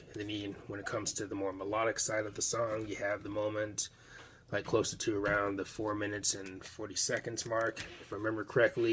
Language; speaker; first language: English; native; English